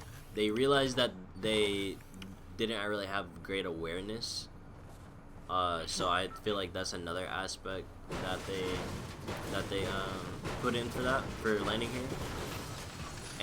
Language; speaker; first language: English; native; English